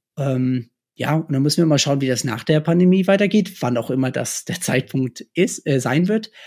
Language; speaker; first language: German; early bilingual, other home language; English